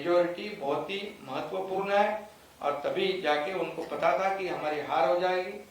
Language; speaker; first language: Hindi; non-native, local second language; Marathi